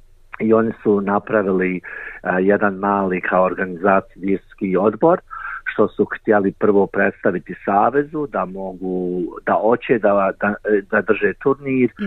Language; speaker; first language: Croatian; early bilingual, heritage; Croatian